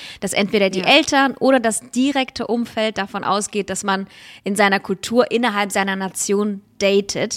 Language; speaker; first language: German; early bilingual, other home language; Russian